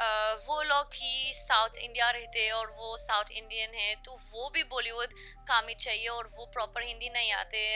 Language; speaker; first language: Hindi; non-native, learner; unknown